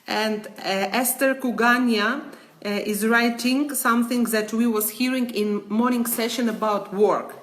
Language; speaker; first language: English; non-native, learner; Ukrainian